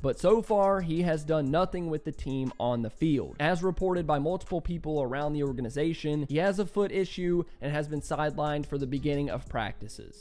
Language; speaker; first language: English; native; English